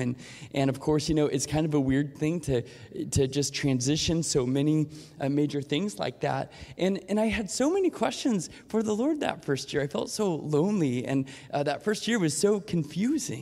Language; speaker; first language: English; native; English